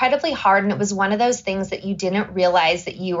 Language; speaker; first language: English; native; English